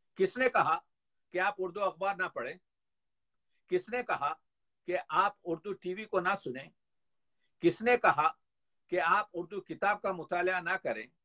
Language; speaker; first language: Urdu; native; Urdu